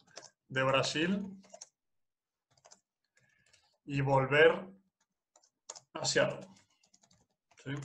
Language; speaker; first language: Spanish; non-native, fluent; English